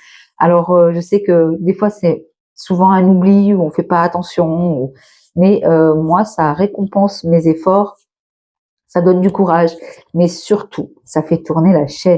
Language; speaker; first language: French; native; French